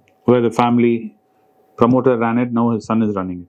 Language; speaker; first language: English; non-native, local second language; Tamil